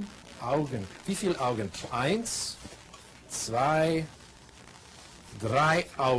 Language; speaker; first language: German; non-native, fluent; English